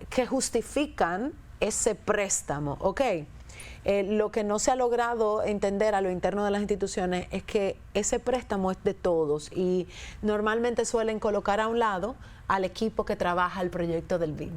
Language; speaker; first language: Spanish; native; Spanish